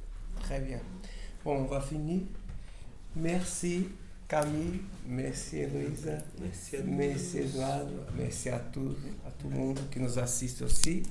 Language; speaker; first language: French; non-native, learner; Portuguese